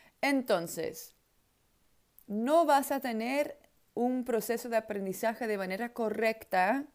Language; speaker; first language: Spanish; non-native, fluent; Dutch